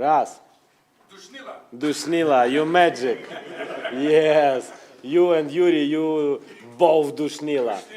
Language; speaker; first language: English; non-native, learner; Ukrainian